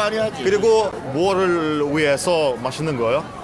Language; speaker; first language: Korean; non-native, learner; Russian